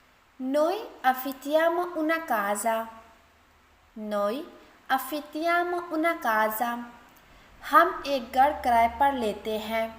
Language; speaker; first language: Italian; non-native, fluent; Urdu